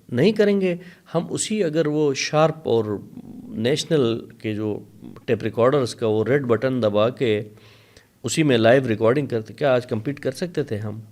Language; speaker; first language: Urdu; non-native, local second language; Sicilian